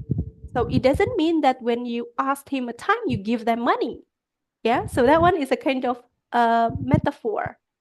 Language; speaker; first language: English; non-native, fluent; Indonesian